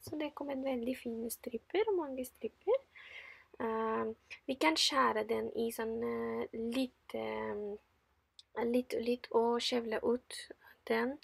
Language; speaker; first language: Norwegian; non-native, fluent; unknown